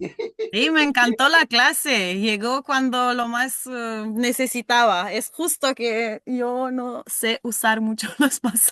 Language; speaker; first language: Spanish; non-native, learner; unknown